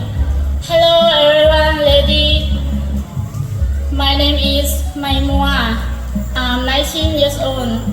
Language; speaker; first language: English; non-native, learner; Lao